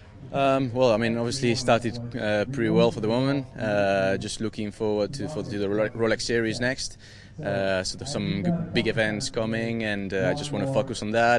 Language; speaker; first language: English; non-native, fluent; Spanish